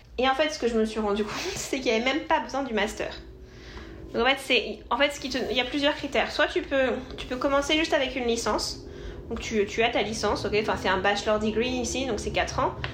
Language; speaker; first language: French; native; French